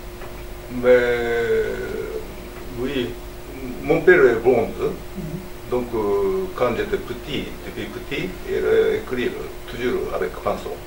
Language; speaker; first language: French; non-native, learner; Japanese